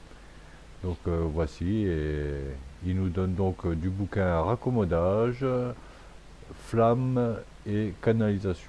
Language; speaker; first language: French; native; French